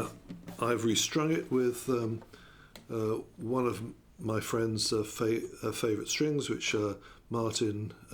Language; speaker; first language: English; native; English